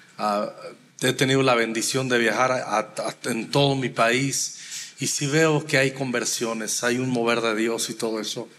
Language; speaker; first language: Spanish; native; Spanish